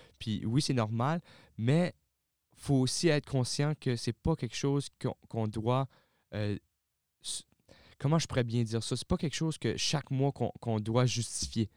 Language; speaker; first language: French; native; French